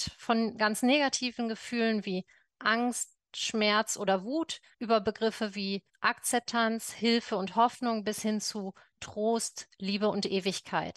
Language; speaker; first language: German; native; German